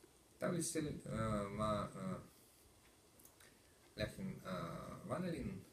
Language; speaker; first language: Estonian; non-native, learner; Russian